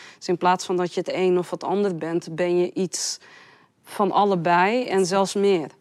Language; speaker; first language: Dutch; early bilingual, other home language; Riffian